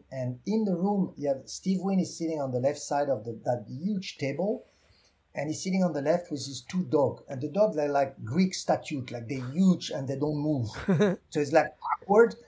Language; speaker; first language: English; non-native, fluent; French